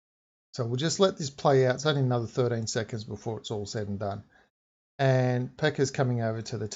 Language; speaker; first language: English; native; English